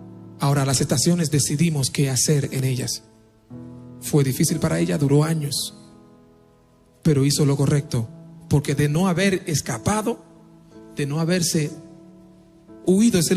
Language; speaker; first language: Spanish; non-native, fluent; Haitian Creole